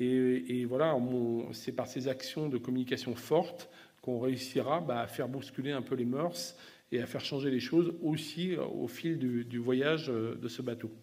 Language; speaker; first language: French; native; French